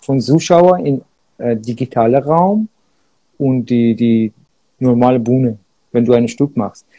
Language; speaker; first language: German; non-native, learner; Persian